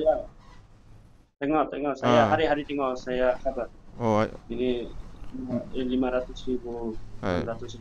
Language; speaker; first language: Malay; non-native, learner; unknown